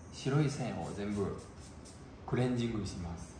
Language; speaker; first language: Japanese; non-native, fluent; Chinese